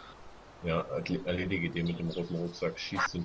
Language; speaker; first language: German; native; German